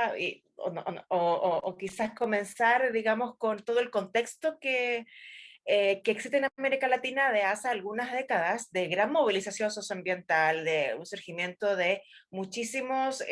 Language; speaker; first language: Spanish; native; Spanish